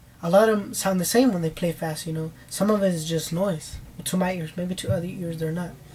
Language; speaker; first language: English; early bilingual, other home language; Spanish